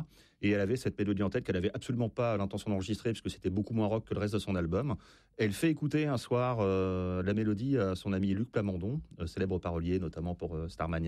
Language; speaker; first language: French; native; French